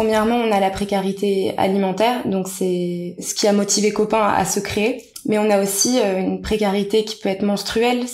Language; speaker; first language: French; native; French